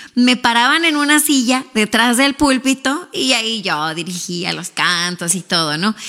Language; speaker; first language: Spanish; native; Spanish